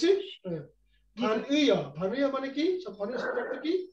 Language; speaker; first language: Korean; non-native, learner; Bangla